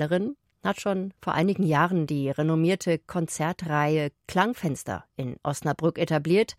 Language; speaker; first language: German; native; German